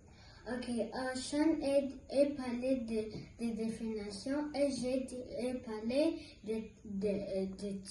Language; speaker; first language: French; early bilingual, other home language; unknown